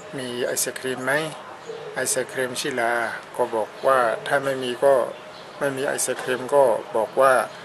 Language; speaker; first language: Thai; non-native, fluent; Burmese